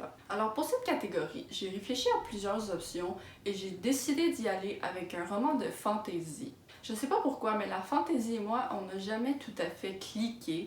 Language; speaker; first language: French; native; French